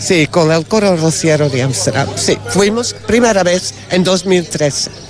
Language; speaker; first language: Spanish; non-native, learner; Dutch